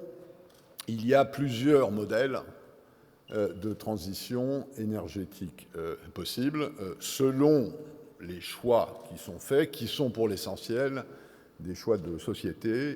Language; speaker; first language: French; native; French